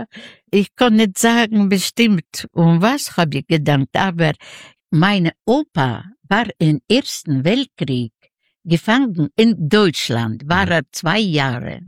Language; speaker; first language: German; non-native, fluent; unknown